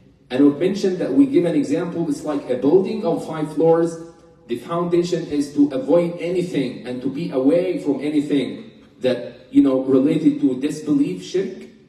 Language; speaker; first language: English; non-native, fluent; Arabic